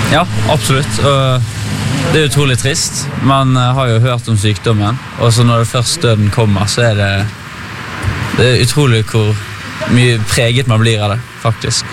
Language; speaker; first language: Norwegian; native; Norwegian